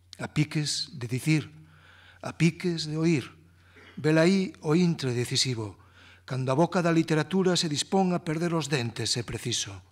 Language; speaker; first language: Galician; native; Galician